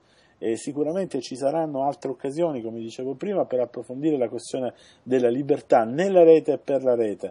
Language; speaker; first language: Italian; native; Italian